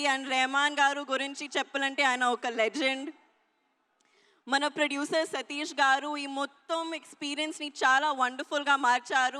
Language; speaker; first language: Telugu; non-native, fluent; Hindi